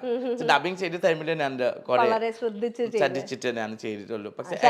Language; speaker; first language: Malayalam; non-native, learner; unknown